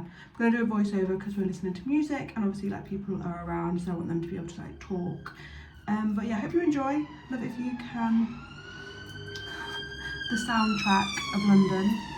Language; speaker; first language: English; native; English